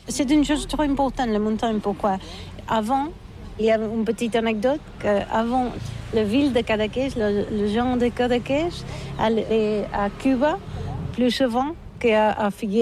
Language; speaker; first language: French; non-native, learner; Catalan